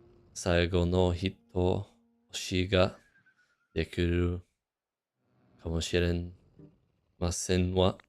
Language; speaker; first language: Japanese; non-native, fluent; English